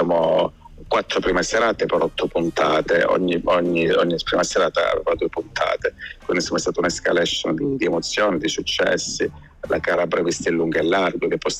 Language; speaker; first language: Italian; native; Italian